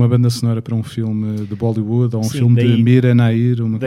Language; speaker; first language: Portuguese; native; Portuguese